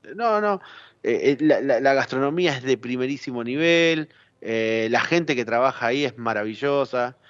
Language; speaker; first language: Spanish; native; Spanish